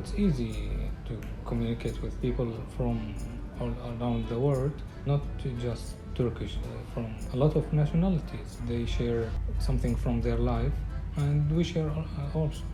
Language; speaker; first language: English; non-native, learner; Arabic